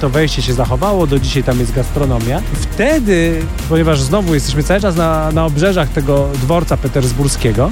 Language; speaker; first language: Polish; native; Polish